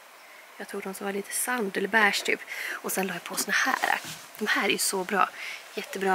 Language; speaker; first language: Swedish; native; Swedish